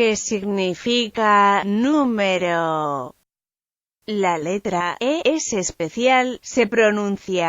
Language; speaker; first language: Spanish; non-native, fluent; French